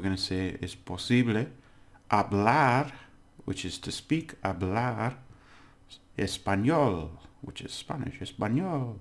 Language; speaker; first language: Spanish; non-native, learner; English